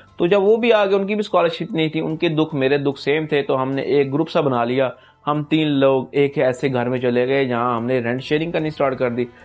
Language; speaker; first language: Urdu; non-native, local second language; Punjabi